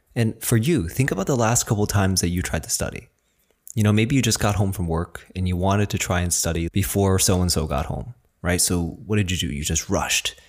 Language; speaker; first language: English; early bilingual, other home language; Chinese